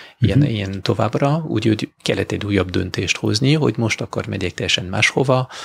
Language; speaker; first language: Hungarian; non-native, fluent; French